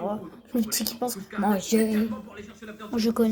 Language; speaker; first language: French; native; French